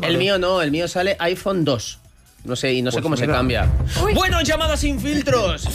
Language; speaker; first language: Spanish; native; Spanish